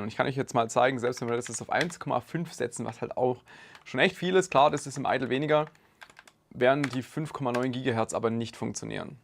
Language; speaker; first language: German; native; German